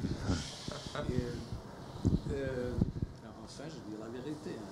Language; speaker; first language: French; non-native, fluent; Portuguese